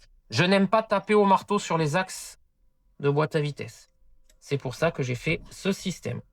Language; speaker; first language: French; native; French